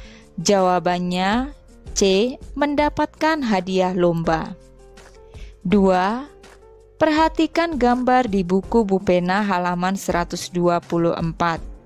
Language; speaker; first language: Indonesian; native; Indonesian